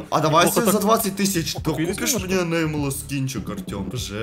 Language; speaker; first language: Russian; native; Russian